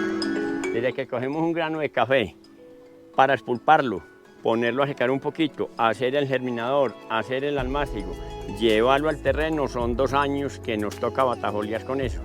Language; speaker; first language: Spanish; native; Spanish